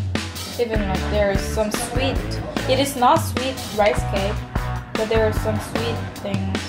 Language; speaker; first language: English; non-native, learner; Korean